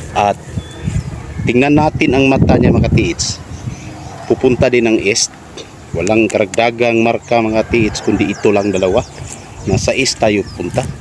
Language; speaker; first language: Filipino; non-native, local second language; Cebuano